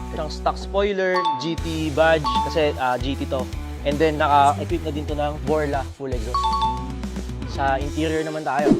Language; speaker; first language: Filipino; native; Filipino